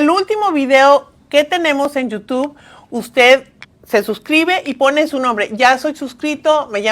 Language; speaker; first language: Spanish; native; Spanish